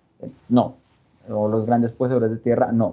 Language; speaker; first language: Spanish; native; Spanish